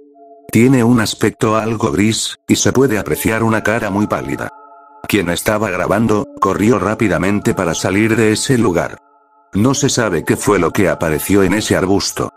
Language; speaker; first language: Spanish; native; Spanish